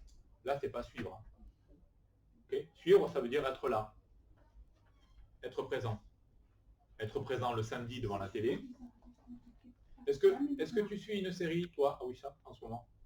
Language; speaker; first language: French; native; French